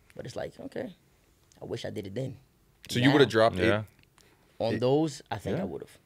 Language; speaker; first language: English; native; English